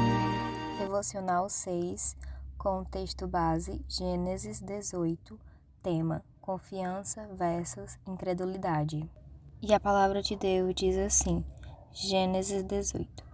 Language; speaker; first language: Portuguese; native; Portuguese